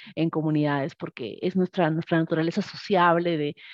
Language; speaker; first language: Spanish; native; Spanish